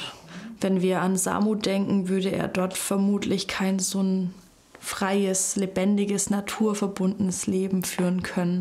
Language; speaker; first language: German; native; German